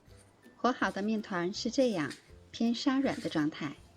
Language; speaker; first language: Chinese; native; Chinese